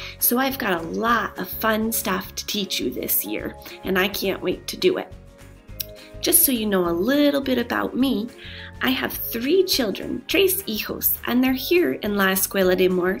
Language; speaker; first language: English; native; English